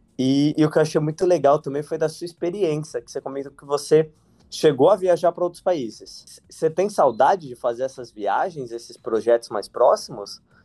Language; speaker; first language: Portuguese; native; Portuguese